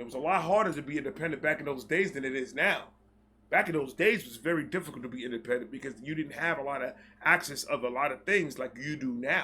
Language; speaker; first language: English; native; English